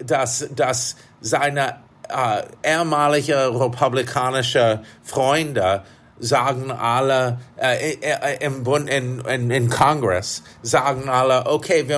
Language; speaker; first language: German; non-native, fluent; English